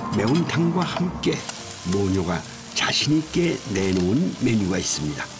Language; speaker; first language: Korean; native; Korean